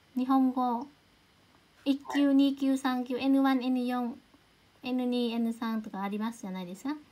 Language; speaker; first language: Japanese; non-native, fluent; Vietnamese